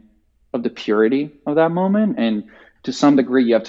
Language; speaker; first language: English; non-native, fluent; Italian